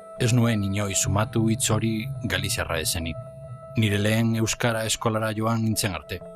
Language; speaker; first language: Basque; non-native, fluent; Galician